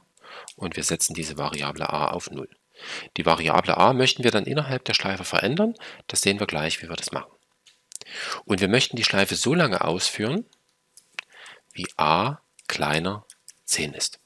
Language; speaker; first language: German; native; German